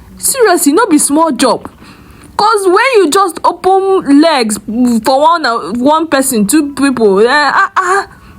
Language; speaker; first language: Nigerian Pidgin; native; Nigerian Pidgin